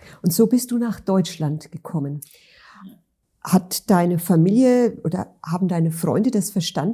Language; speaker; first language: German; native; German